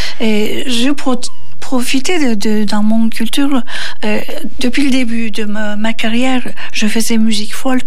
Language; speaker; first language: French; non-native, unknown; Turkish